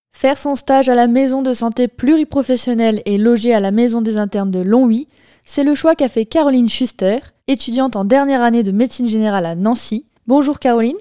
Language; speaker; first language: French; native; French